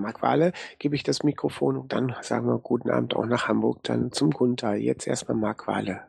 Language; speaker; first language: German; native; German